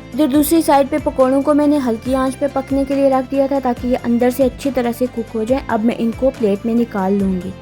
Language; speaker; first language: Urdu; native; Urdu